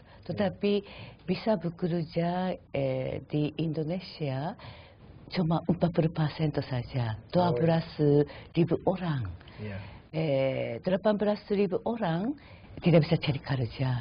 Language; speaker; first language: Indonesian; non-native, fluent; Japanese